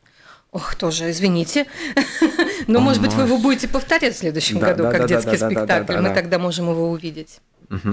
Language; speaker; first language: Russian; native; Russian